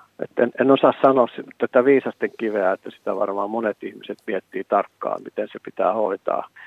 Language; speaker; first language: Finnish; native; Finnish